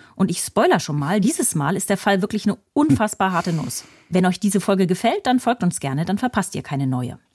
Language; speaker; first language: German; native; German